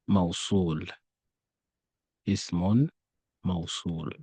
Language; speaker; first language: Arabic; non-native, fluent; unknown